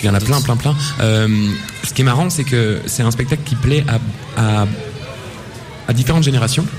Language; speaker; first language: French; native; French